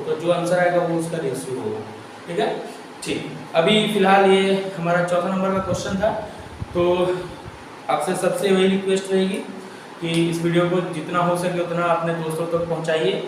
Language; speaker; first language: Hindi; native; Hindi